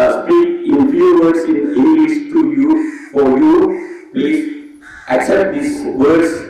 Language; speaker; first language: English; non-native, local second language; Tamil